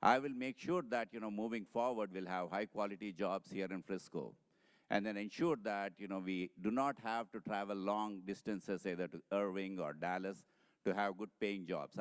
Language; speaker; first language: English; non-native, local second language; Telugu